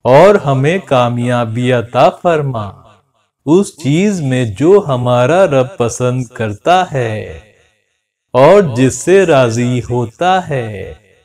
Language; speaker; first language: Urdu; native; Urdu